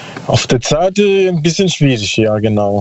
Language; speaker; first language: German; non-native, learner; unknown